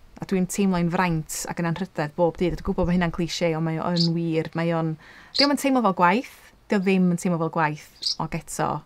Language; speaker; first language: Welsh; native; Welsh